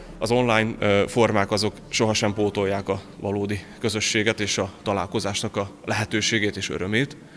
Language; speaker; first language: Hungarian; native; Hungarian